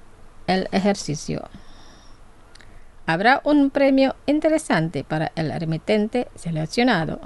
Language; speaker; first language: Spanish; non-native, fluent; Indonesian